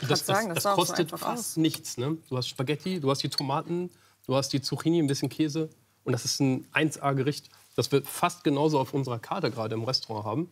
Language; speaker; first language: German; native; German